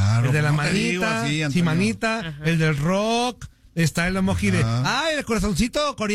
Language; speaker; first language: Spanish; native; Spanish